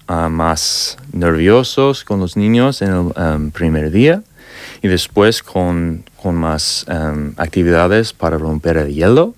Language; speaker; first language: Spanish; non-native, learner; English